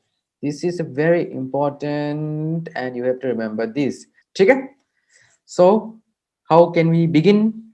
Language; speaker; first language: English; non-native, local second language; Hindi